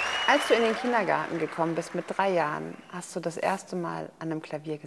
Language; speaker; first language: German; native; German